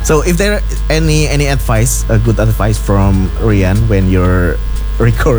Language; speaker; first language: English; non-native, fluent; Indonesian